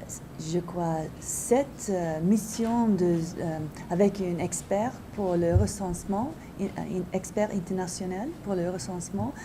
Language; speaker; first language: French; non-native, learner; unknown